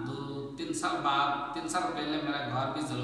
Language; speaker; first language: Hindi; non-native, learner; Bangla